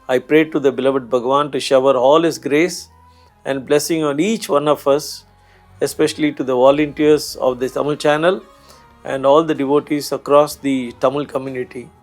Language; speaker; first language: English; non-native, local second language; Tamil